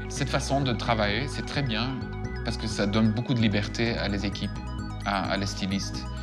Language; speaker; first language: French; non-native, fluent; Dutch